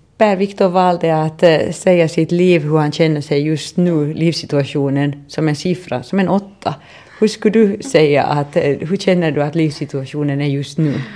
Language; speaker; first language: Swedish; native; Swedish